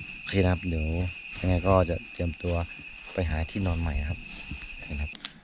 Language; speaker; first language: Thai; non-native, local second language; Karen languages